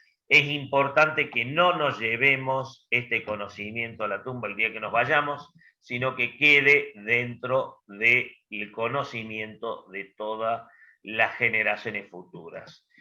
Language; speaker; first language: Spanish; native; Spanish